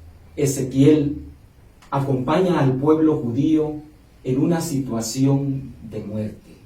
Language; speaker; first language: Spanish; native; Spanish